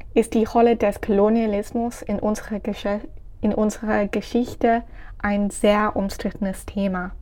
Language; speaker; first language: German; non-native, fluent; English